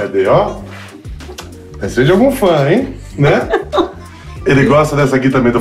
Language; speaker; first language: Portuguese; native; Portuguese